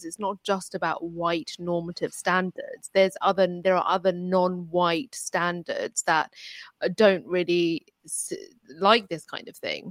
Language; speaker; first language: English; non-native, local second language; Urdu